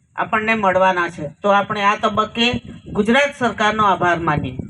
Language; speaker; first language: Gujarati; non-native, local second language; Rathawi